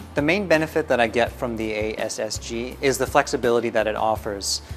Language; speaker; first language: English; native; English